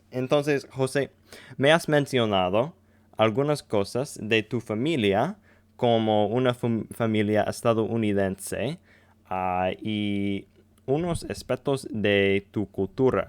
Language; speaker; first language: Spanish; non-native, learner; English